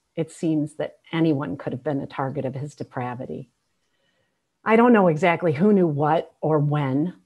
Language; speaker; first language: English; native; English